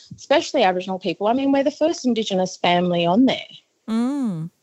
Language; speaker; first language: English; native; English